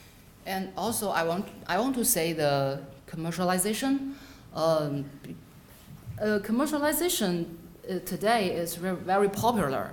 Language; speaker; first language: English; non-native, fluent; Chinese